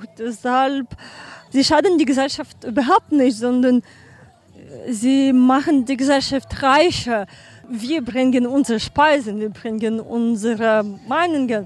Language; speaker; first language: German; non-native, learner; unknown